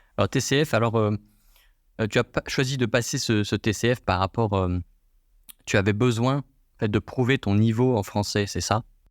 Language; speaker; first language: French; native; French